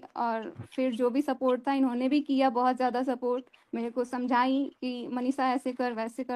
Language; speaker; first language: Hindi; native; Hindi